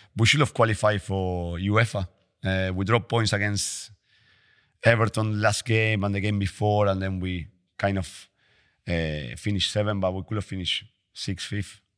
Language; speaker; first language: English; non-native, fluent; Spanish